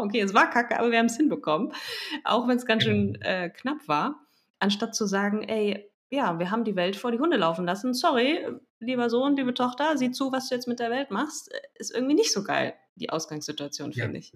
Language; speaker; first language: German; native; German